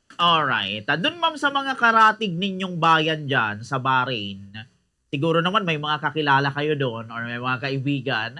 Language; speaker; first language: Filipino; non-native, local second language; Bikol